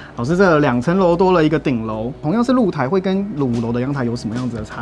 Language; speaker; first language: Chinese; native; Chinese